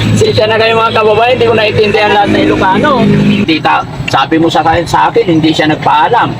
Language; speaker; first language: Filipino; native; Filipino